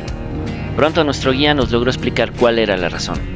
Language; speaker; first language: Spanish; native; Spanish